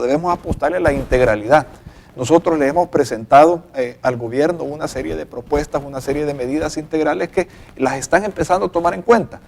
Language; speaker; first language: Spanish; native; Spanish